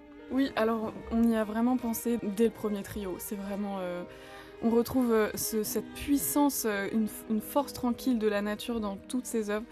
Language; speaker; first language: French; native; French